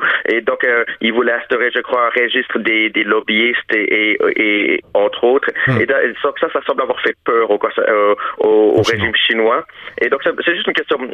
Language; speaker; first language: French; native; French